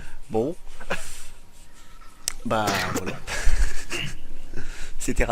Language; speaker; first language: French; native; French